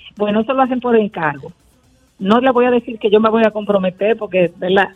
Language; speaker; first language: Spanish; native; Spanish